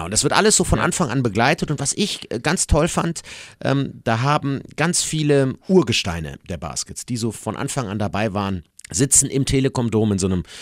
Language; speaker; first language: German; native; German